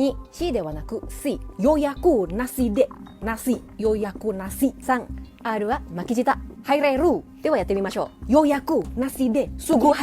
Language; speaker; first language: Japanese; native; Japanese